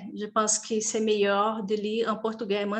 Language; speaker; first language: French; non-native, learner; Portuguese